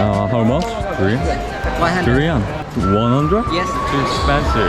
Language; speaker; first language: English; non-native, learner; Korean